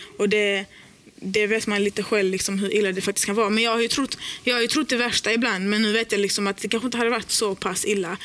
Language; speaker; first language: Swedish; early bilingual, other home language; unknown